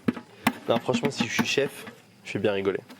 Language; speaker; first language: French; native; French